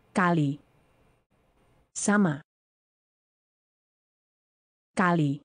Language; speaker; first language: Indonesian; non-native, learner; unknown